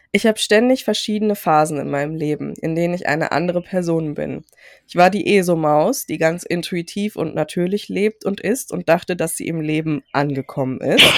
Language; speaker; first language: German; early bilingual, other home language; Turkish